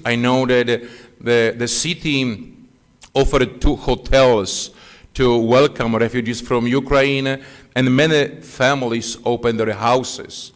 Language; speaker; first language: English; non-native, fluent; Polish